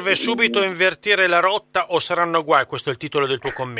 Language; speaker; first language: Italian; native; Italian